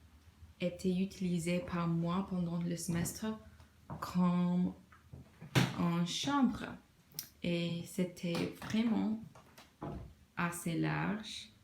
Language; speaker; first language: French; non-native, learner; English